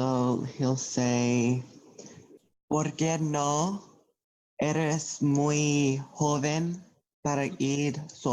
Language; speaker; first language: Spanish; non-native, learner; English